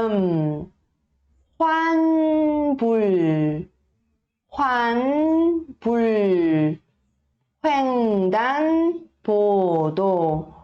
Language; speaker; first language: Korean; early bilingual, heritage; Korean